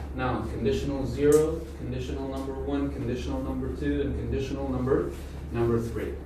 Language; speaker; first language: English; non-native, fluent; Albanian